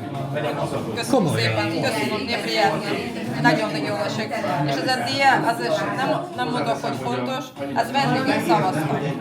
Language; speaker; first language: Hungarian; non-native, learner; Russian